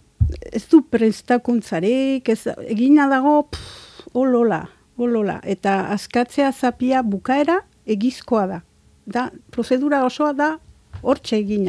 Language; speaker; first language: Basque; non-native, local second language; Spanish